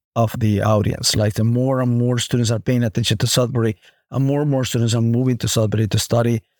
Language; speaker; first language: English; non-native, fluent; Spanish